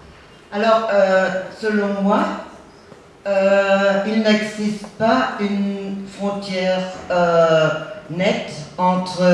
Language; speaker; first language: French; non-native, fluent; German